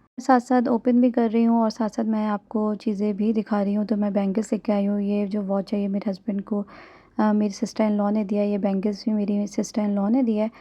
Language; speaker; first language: Urdu; native; Urdu